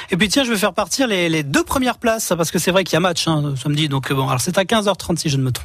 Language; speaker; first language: French; native; French